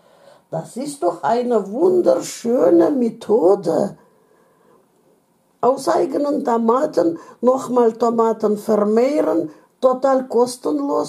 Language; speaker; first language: German; non-native, fluent; Russian